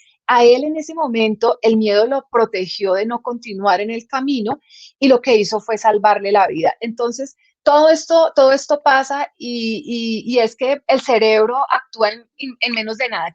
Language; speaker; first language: Spanish; native; Spanish